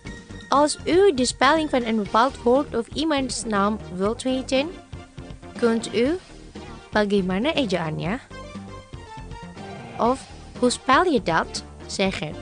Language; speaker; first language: Dutch; non-native, fluent; Indonesian